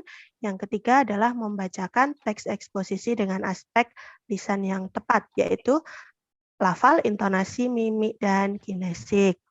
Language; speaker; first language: Indonesian; native; Indonesian